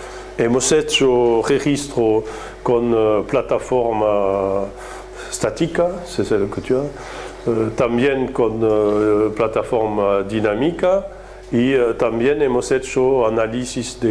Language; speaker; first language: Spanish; non-native, fluent; French